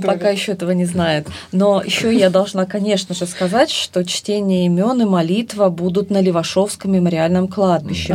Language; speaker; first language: Russian; native; Russian